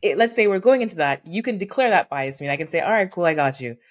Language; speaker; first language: English; native; English